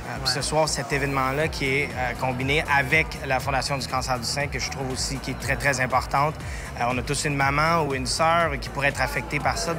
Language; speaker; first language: French; native; French